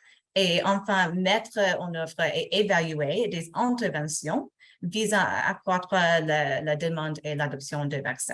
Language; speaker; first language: French; non-native, fluent; English